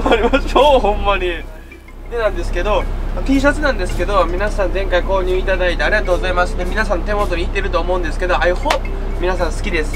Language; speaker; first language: Japanese; native; Japanese